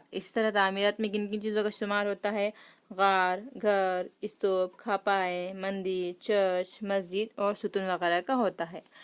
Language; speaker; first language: Urdu; native; Urdu